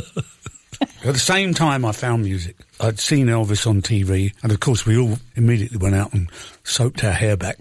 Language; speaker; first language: English; native; English